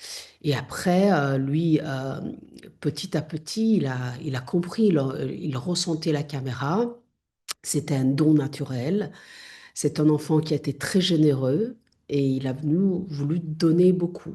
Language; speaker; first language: French; non-native, fluent; Italian